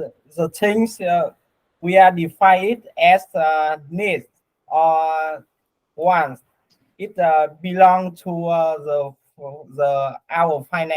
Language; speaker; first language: English; non-native, learner; Vietnamese